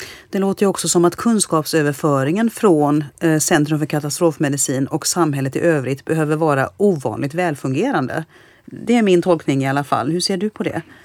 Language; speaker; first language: Swedish; native; Swedish